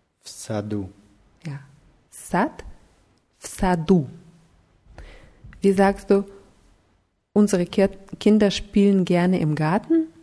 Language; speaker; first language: German; non-native, fluent; Russian